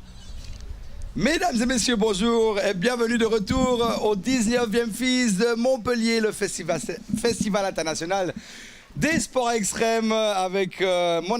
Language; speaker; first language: French; native; French